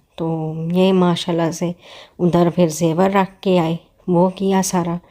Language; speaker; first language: Urdu; non-native, local second language; Punjabi